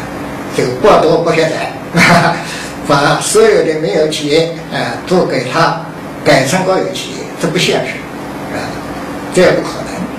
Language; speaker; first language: Chinese; native; Chinese